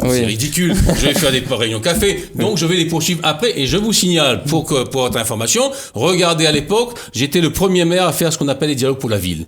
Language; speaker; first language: French; native; French